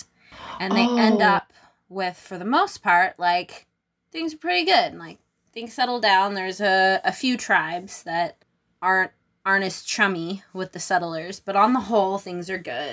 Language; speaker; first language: English; native; English